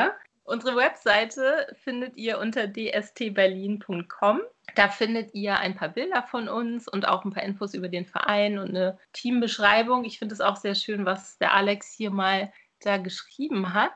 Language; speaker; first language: German; native; German